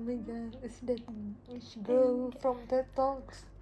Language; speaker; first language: English; non-native, local second language; Indonesian